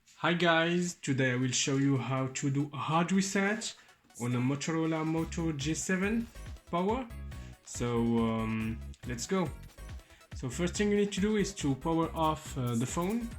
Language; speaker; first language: English; non-native, fluent; French